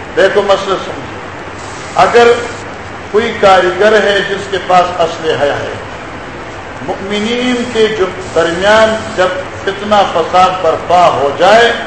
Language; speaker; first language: Urdu; non-native, local second language; Pashto